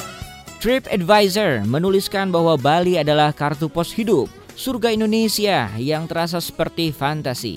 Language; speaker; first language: Indonesian; native; Indonesian